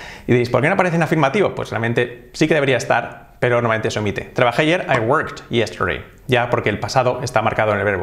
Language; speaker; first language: Spanish; native; Spanish